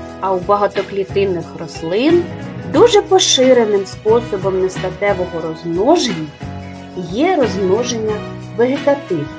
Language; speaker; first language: Ukrainian; native; Ukrainian